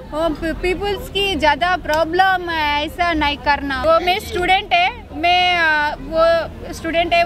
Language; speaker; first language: Hindi; non-native, local second language; Telugu